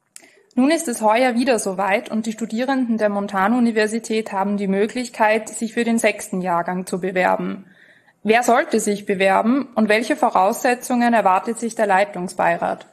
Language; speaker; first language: German; native; German